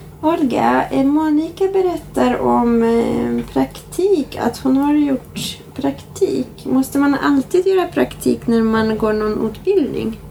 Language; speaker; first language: Swedish; non-native, fluent; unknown